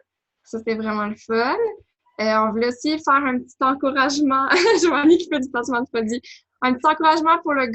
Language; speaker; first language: French; native; French